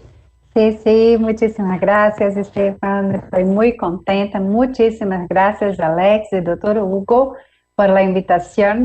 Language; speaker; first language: Spanish; non-native, fluent; Portuguese